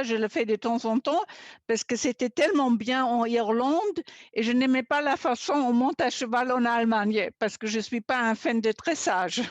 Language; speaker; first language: French; non-native, fluent; German